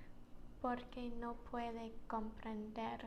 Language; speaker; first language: Spanish; non-native, learner; English